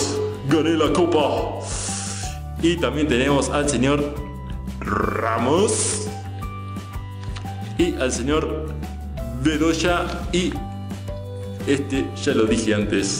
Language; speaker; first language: Spanish; native; Spanish